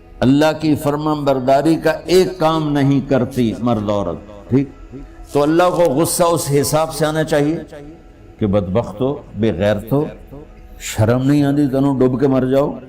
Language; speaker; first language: Urdu; non-native, local second language; Punjabi